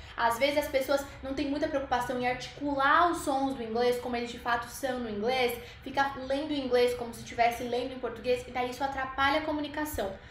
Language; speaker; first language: Portuguese; native; Portuguese